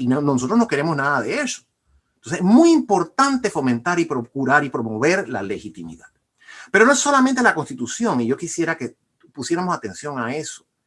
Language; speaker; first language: Spanish; native; Spanish